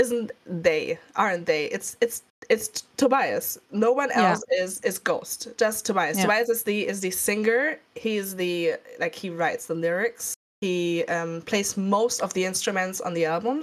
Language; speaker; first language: English; non-native, fluent; German